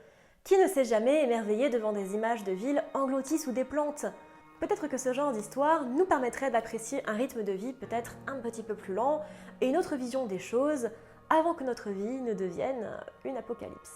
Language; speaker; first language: French; native; French